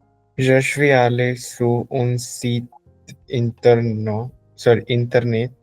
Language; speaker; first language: French; non-native, learner; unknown